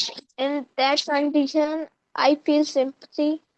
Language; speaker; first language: English; non-native, learner; Hindi